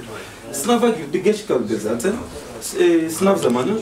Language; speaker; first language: Turkish; non-native, learner; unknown